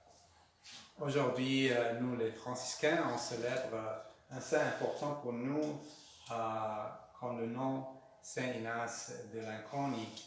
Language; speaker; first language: French; non-native, learner; Spanish